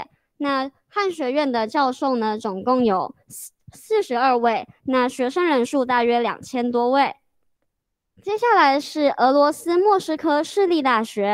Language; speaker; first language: Chinese; native; Chinese